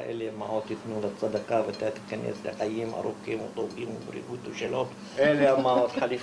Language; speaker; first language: Hebrew; non-native, fluent; Arabic